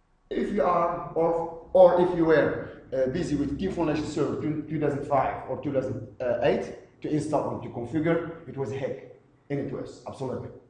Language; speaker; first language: English; non-native, fluent; Arabic